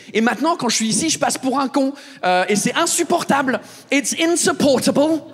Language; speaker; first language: French; non-native, fluent; English